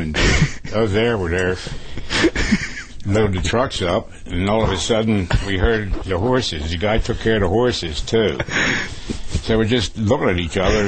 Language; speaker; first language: English; native; English